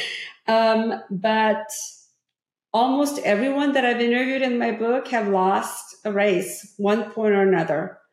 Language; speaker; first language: English; early bilingual, other home language; Korean